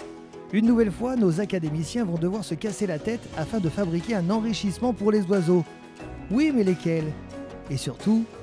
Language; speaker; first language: French; native; French